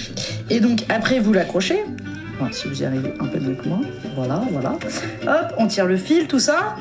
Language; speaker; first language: French; native; French